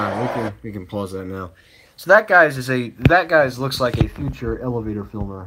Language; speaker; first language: English; native; English